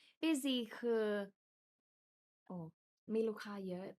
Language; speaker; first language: Thai; non-native, fluent; English